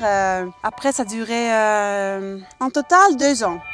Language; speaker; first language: French; non-native, fluent; Dutch